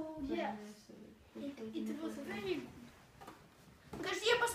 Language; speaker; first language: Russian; early bilingual, heritage; Russian